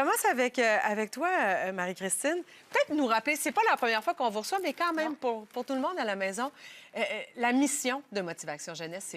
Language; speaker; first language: French; native; French